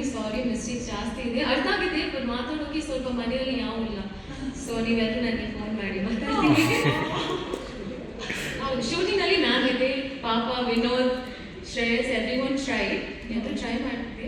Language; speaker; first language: Kannada; non-native, learner; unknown